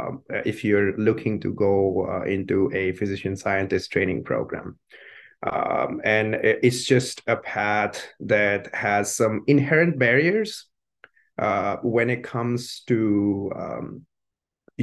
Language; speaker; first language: English; non-native, local second language; Hindi